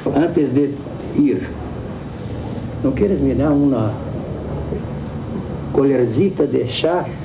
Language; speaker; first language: Spanish; non-native, fluent; Portuguese